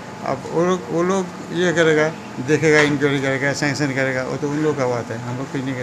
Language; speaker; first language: Hindi; non-native, local second language; Bangla